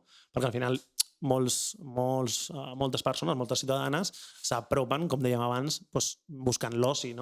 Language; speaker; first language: Catalan; native; Catalan